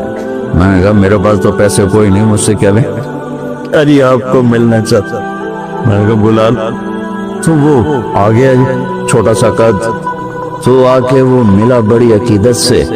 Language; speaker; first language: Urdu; non-native, local second language; Saraiki